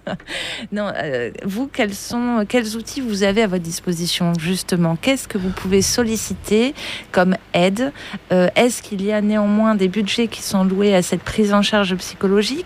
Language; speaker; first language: French; native; French